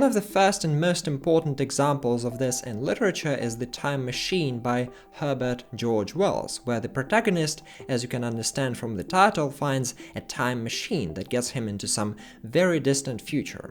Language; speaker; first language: English; non-native, fluent; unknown